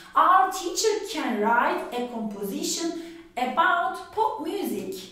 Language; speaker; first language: English; non-native, fluent; Turkish